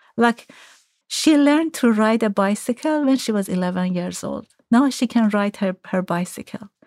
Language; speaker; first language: English; non-native, fluent; Persian